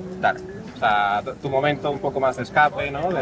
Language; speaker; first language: Spanish; native; Spanish